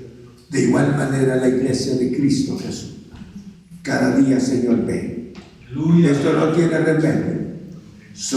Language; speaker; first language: Spanish; native; Spanish